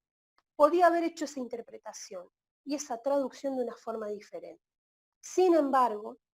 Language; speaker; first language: Spanish; native; Spanish